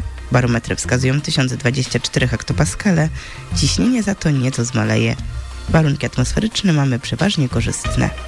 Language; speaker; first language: Polish; native; Polish